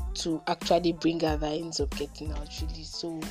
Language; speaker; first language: English; non-native, local second language; Yoruba